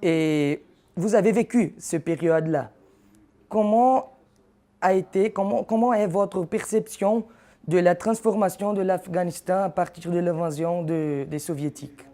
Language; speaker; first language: French; non-native, fluent; Portuguese